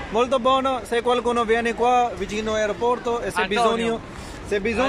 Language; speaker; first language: Italian; non-native, learner; Punjabi